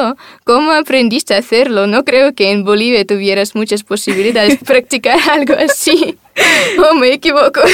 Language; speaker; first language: Spanish; non-native, fluent; Russian